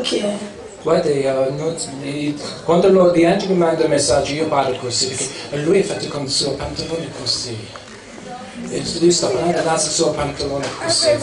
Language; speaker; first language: Italian; non-native, learner; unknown